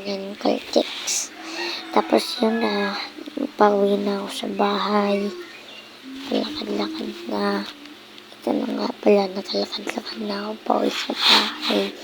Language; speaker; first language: Filipino; native; Filipino